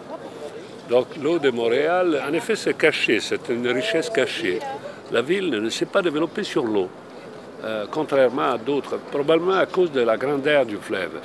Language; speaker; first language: French; non-native, fluent; Italian